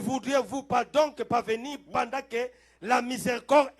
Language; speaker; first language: French; non-native, local second language; Lingala